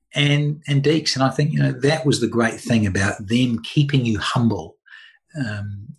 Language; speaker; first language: English; native; English